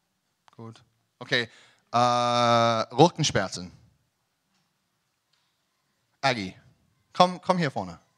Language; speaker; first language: German; non-native, learner; English